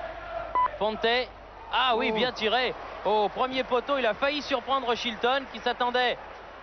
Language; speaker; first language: French; native; French